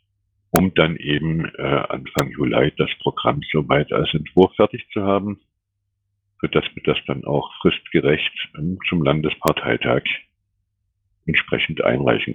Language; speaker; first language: German; native; German